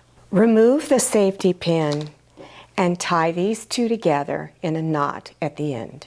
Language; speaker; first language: English; native; English